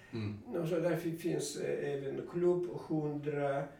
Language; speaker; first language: Swedish; non-native, fluent; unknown